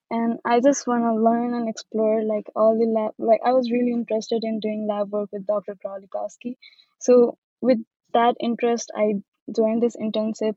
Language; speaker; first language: English; non-native, local second language; Nepali